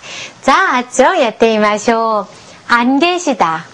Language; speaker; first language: Japanese; non-native, fluent; Korean